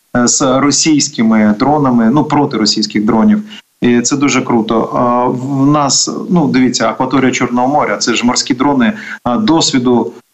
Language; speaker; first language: Ukrainian; native; Ukrainian